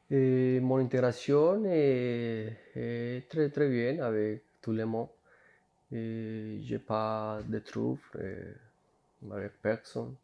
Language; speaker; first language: French; non-native, learner; Spanish